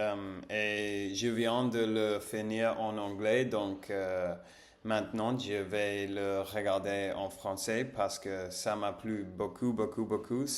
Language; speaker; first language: French; non-native, learner; English